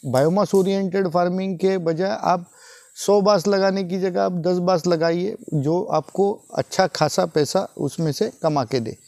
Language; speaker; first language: Hindi; non-native, local second language; Marathi